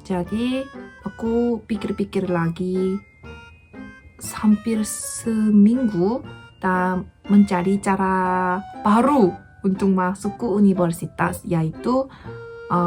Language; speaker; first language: Indonesian; non-native, fluent; Korean